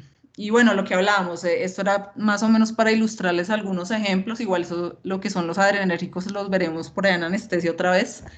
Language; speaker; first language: Spanish; native; Spanish